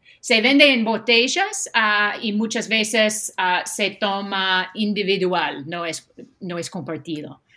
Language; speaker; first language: Spanish; non-native, fluent; English